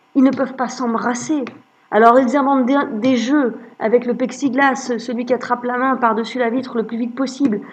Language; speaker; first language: French; native; French